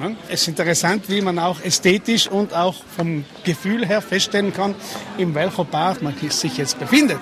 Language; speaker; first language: German; native; German